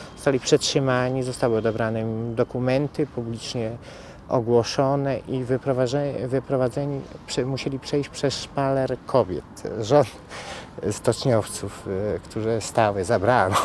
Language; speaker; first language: Polish; native; Polish